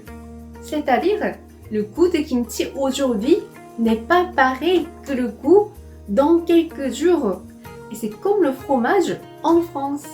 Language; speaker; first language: French; non-native, fluent; Korean